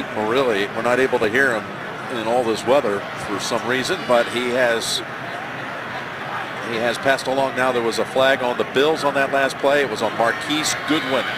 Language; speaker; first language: English; native; English